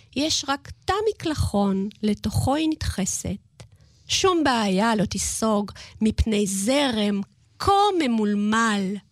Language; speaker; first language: Hebrew; non-native, fluent; Russian